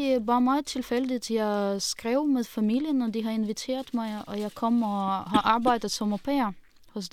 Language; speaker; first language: Danish; non-native, fluent; Russian